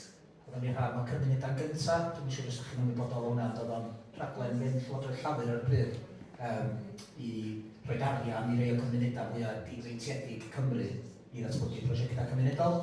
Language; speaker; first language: Welsh; native; Welsh